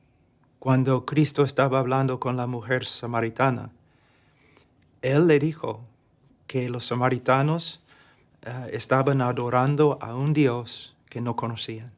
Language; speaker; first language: Spanish; non-native, fluent; English